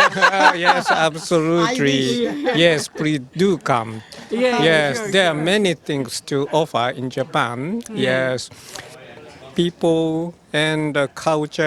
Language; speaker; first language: English; non-native, fluent; Japanese